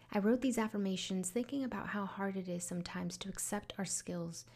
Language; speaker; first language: English; early bilingual, other home language; Spanish